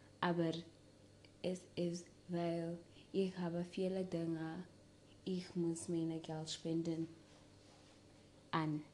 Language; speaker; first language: German; non-native, learner; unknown